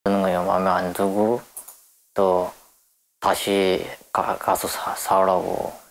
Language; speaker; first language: Korean; non-native, learner; Chinese